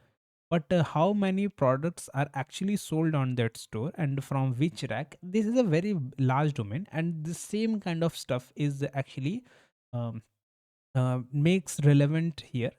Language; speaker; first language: English; non-native, local second language; Hindi